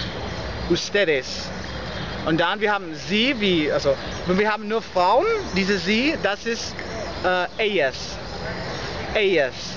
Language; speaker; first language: German; non-native, learner; English